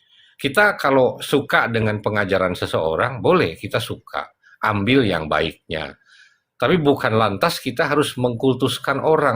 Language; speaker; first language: Indonesian; native; Indonesian